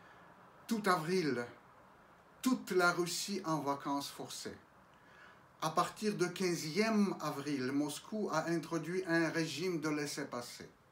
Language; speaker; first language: French; non-native, fluent; Russian